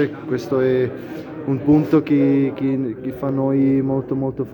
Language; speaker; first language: Italian; non-native, local second language; German